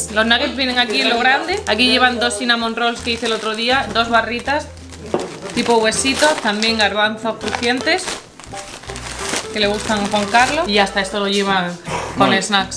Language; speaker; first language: Spanish; native; Spanish